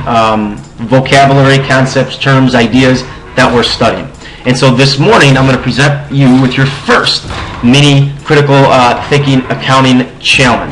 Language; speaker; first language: English; native; English